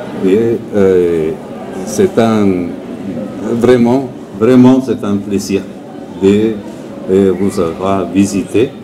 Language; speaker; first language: French; non-native, learner; Spanish